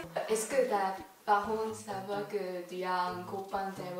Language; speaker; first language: French; non-native, learner; Chinese